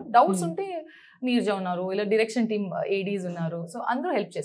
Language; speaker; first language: Telugu; non-native, learner; Kannada